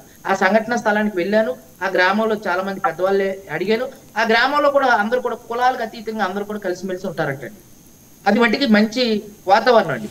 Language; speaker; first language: Telugu; native; Telugu